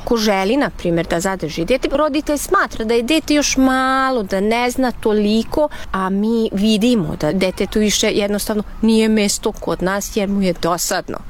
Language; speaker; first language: Serbian; non-native, local second language; Hungarian